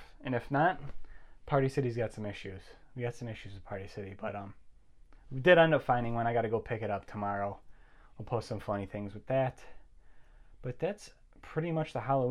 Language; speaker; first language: English; native; English